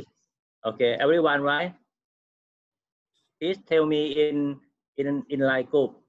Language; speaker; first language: English; non-native, learner; Thai